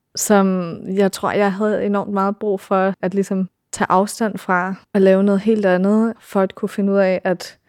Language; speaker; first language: Danish; early bilingual, other home language; English